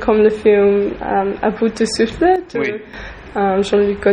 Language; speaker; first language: French; non-native, learner; English